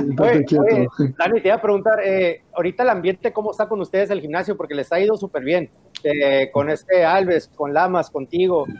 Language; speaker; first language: Spanish; early bilingual, heritage; Spanish